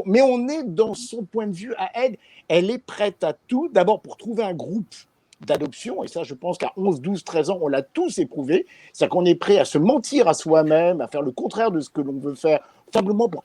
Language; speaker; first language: French; native; French